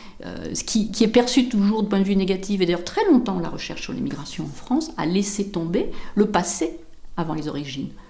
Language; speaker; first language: French; native; French